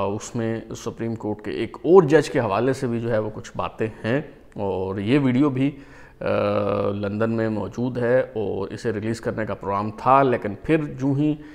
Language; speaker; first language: Urdu; native; Urdu